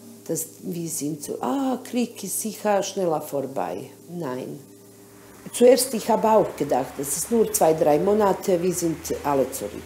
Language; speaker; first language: German; non-native, learner; Bosnian